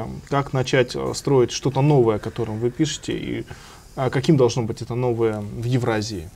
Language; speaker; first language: Russian; native; Russian